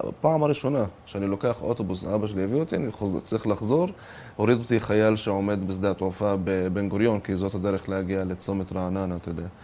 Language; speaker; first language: Hebrew; non-native, local second language; Arabic